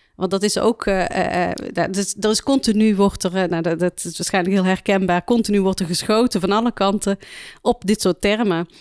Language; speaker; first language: Dutch; early bilingual, other home language; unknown